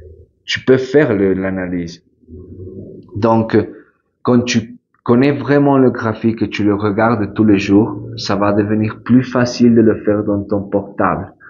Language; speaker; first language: French; non-native, fluent; Spanish